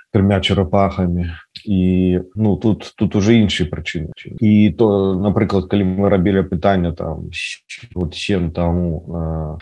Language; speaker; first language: Belarusian; non-native, local second language; Russian